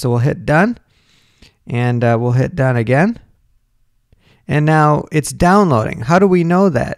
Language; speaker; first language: English; native; English